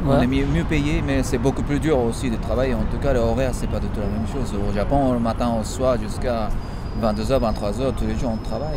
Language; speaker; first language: French; non-native, fluent; Japanese